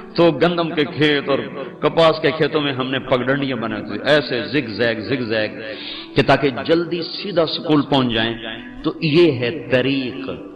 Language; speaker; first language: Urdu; non-native, local second language; Punjabi